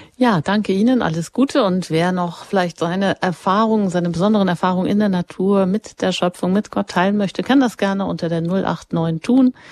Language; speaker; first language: German; native; German